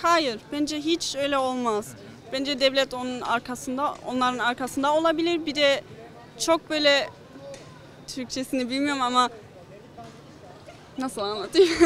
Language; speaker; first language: Turkish; early bilingual, other home language; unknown